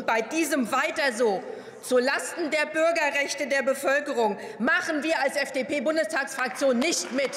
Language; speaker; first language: German; native; German